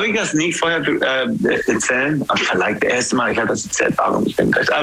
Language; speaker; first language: German; non-native, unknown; English